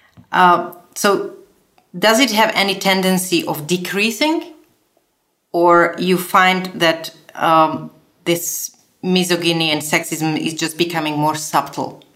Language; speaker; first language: English; non-native, fluent; Slovak